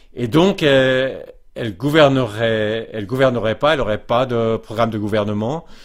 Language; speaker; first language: French; native; French